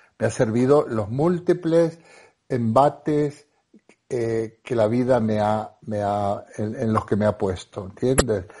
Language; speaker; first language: Spanish; native; Spanish